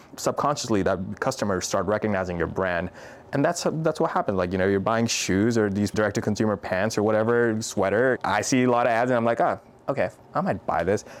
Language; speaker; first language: English; non-native, local second language; Urdu